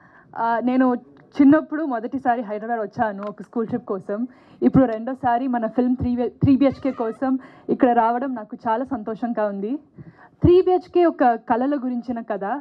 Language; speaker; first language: Telugu; non-native, learner; Tamil